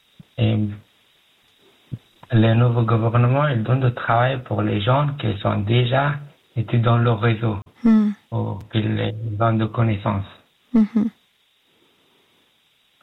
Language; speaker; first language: French; non-native, learner; Pashto